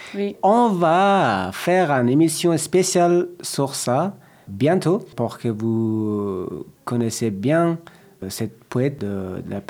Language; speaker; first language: French; non-native, learner; Persian